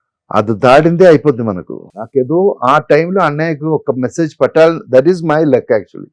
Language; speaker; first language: Telugu; non-native, fluent; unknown